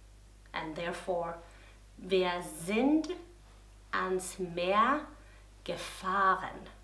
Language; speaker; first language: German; non-native, fluent; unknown